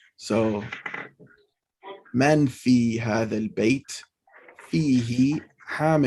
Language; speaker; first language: Arabic; non-native, fluent; English